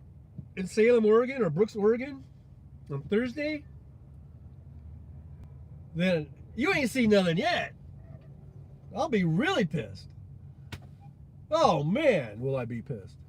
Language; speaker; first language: English; native; English